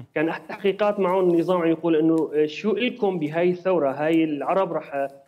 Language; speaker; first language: Arabic; native; Arabic